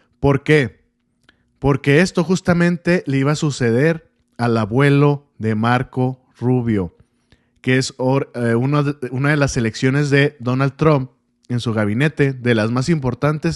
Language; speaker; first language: Spanish; native; Spanish